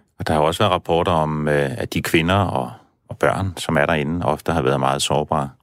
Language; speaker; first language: Danish; native; Danish